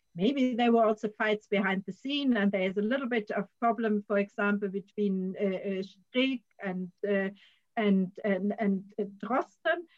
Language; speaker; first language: English; non-native, fluent; German